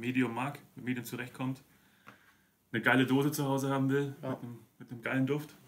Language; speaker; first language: German; native; German